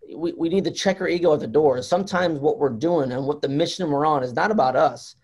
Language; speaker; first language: English; native; English